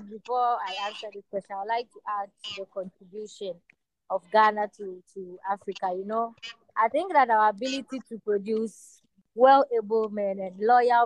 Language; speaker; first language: English; non-native, local second language; Ewe